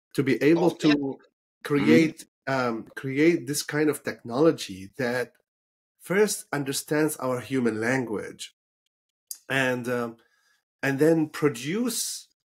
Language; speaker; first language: English; non-native, fluent; Arabic